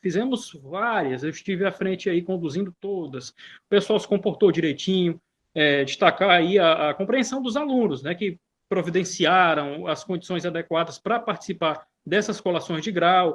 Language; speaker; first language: Portuguese; native; Portuguese